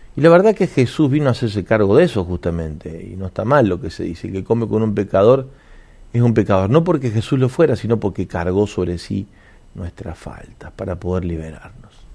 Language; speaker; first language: Spanish; native; Spanish